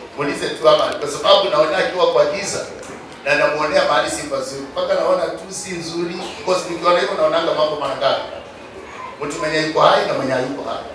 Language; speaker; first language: Swahili; native; Swahili